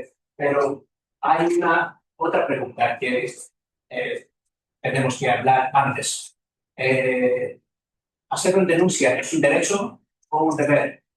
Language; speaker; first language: Spanish; non-native, fluent; Greek